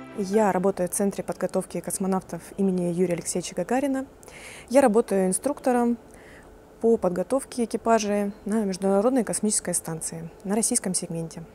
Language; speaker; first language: Russian; native; Russian